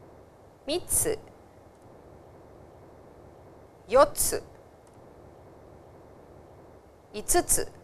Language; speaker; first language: Japanese; non-native, fluent; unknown